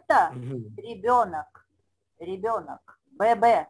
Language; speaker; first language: Russian; non-native, fluent; Spanish